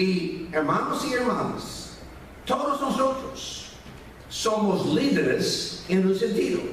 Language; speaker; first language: Spanish; non-native, fluent; English